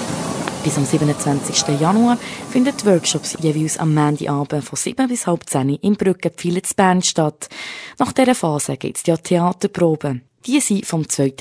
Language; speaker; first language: German; native; German